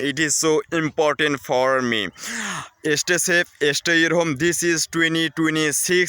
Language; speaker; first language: English; non-native, learner; Bangla